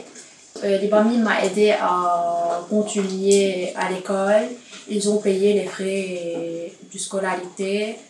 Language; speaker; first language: French; non-native, learner; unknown